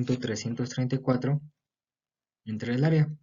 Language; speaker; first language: Spanish; native; Spanish